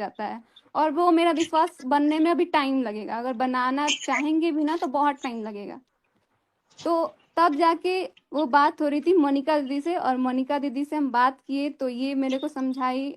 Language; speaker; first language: Hindi; native; Hindi